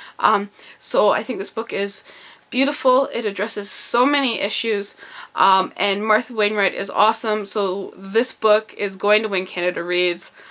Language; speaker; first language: English; native; English